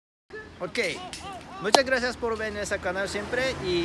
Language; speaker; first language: Spanish; non-native, learner; Japanese